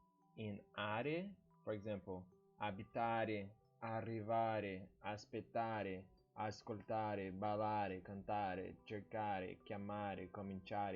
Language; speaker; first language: Italian; non-native, learner; Portuguese